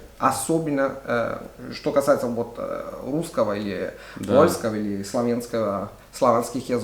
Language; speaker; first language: Russian; non-native, fluent; Italian